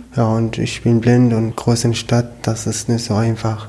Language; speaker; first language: German; non-native, learner; Arabic